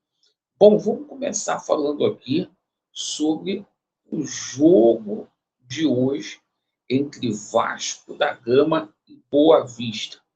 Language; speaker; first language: Portuguese; native; Portuguese